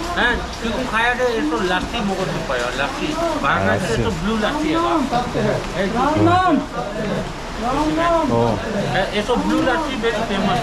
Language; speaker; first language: Korean; non-native, learner; Hindi